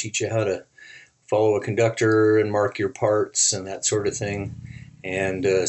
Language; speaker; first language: English; native; English